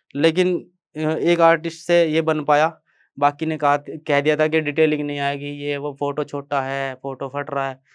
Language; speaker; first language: Hindi; native; Hindi